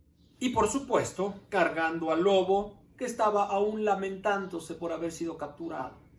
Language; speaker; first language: Spanish; native; Spanish